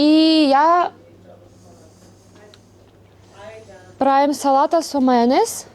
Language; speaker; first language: Macedonian; non-native, learner; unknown